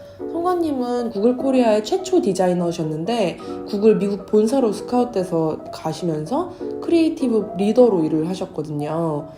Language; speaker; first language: Korean; native; Korean